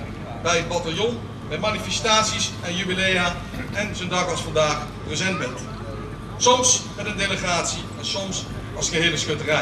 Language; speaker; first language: Dutch; native; Dutch